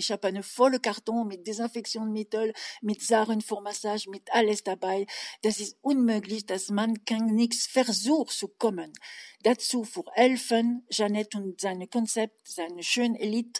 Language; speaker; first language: German; non-native, learner; French